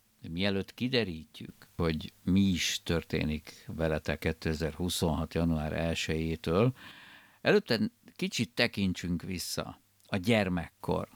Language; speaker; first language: Hungarian; native; Hungarian